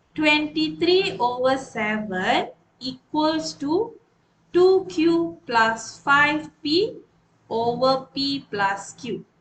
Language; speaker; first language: English; non-native, local second language; Malay